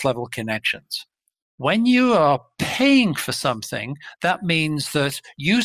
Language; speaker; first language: English; native; English